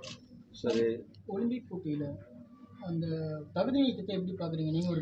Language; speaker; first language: Tamil; native; Tamil